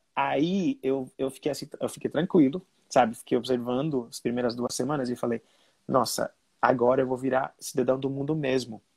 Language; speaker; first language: Portuguese; non-native, fluent; Spanish